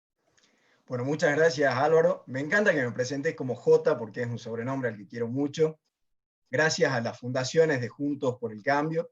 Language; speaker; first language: Spanish; native; Spanish